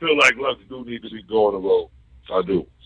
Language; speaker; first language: English; native; English